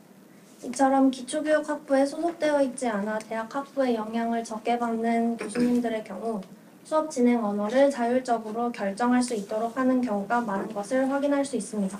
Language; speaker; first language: Korean; native; Korean